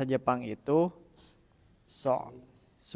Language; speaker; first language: Indonesian; non-native, learner; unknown